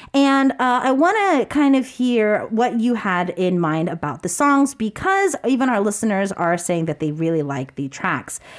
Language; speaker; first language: English; early bilingual, other home language; Korean